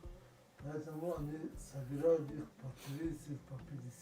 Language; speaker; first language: Russian; non-native, local second language; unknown